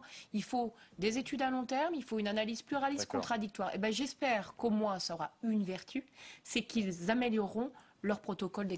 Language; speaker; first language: French; native; French